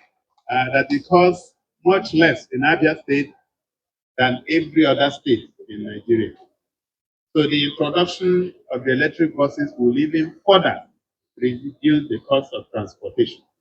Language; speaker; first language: English; non-native, local second language; Igbo